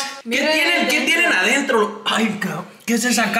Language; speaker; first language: Spanish; native; Spanish